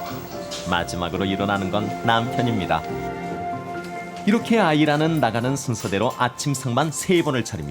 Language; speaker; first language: Korean; native; Korean